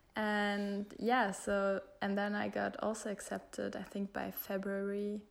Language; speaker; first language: English; non-native, fluent; German